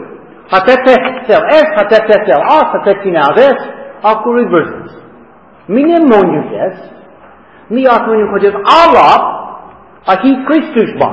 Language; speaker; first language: Hungarian; non-native, fluent; English